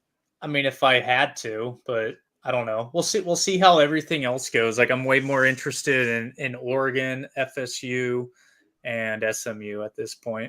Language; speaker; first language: English; native; English